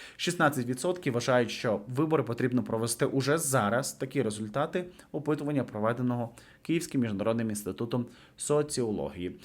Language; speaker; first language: Ukrainian; native; Ukrainian